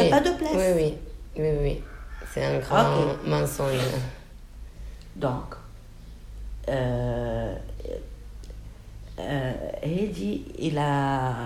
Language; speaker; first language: French; non-native, local second language; Arabic